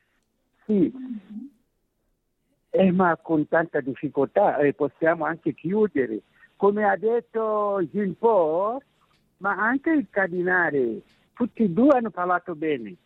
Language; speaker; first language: Italian; non-native, fluent; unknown